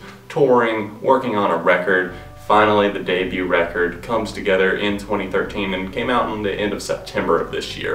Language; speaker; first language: English; native; English